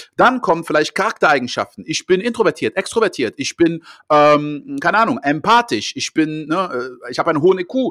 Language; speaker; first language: German; early bilingual, other home language; French